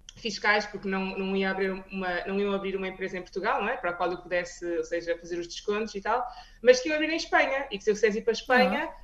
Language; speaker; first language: Portuguese; native; Portuguese